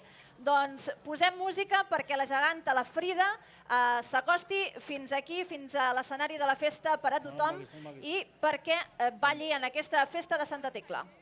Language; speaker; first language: Catalan; native; Catalan